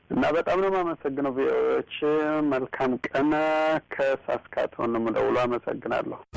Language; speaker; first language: Amharic; non-native, local second language; Oromo